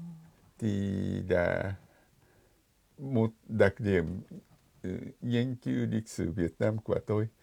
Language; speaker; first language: Vietnamese; non-native, fluent; Japanese